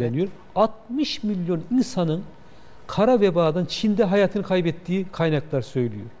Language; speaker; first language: Turkish; native; Turkish